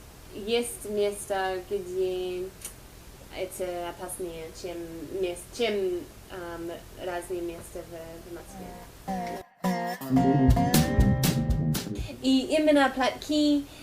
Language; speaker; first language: Russian; non-native, fluent; English